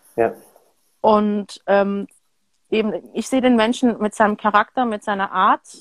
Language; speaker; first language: German; native; German